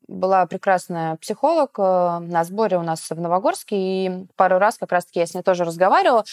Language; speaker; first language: Russian; native; Russian